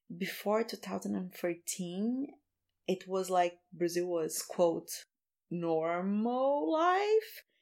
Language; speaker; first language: English; non-native, fluent; Portuguese